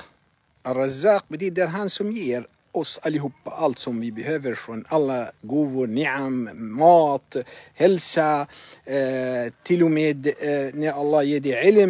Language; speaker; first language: Swedish; non-native, fluent; Arabic